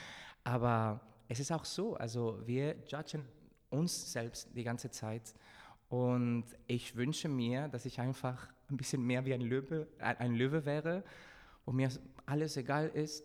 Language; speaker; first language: German; non-native, fluent; Spanish